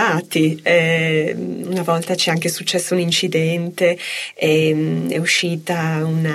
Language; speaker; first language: Italian; native; Italian